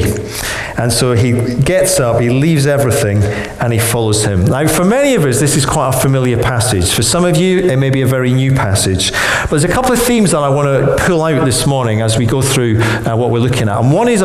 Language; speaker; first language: English; native; English